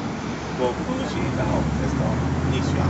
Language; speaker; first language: Chinese; non-native, learner; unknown